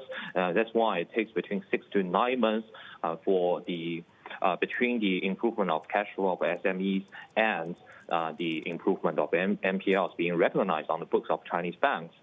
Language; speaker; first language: English; non-native, fluent; Chinese